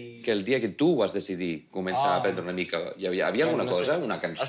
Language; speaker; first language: Catalan; non-native, fluent; Icelandic